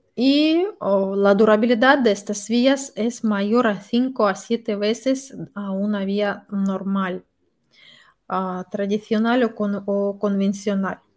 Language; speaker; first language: Spanish; non-native, fluent; Russian